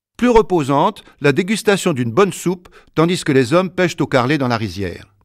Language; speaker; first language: French; native; French